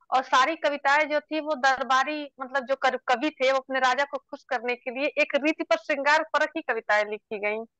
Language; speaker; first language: Hindi; native; Hindi